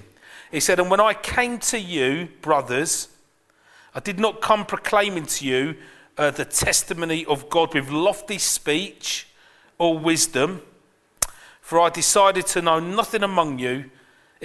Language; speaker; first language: English; native; English